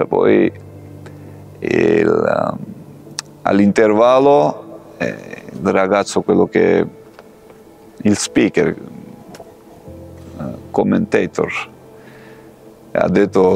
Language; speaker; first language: Italian; non-native, fluent; Georgian